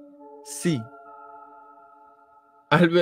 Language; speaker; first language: Spanish; native; Spanish